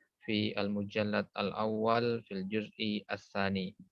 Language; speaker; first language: Arabic; non-native, fluent; Indonesian